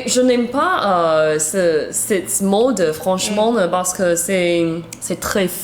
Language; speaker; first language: French; non-native, learner; Chinese